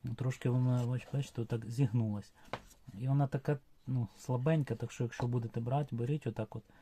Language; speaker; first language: Ukrainian; non-native, local second language; Russian